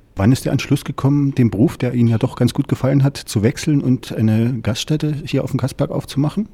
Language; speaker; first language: German; native; German